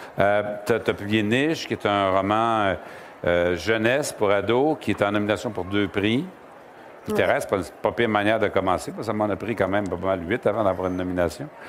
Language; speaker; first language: French; native; French